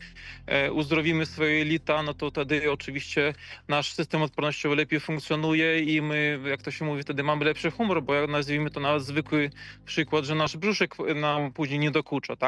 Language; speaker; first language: Polish; native; Polish